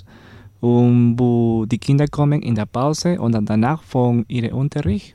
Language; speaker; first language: German; non-native, learner; Spanish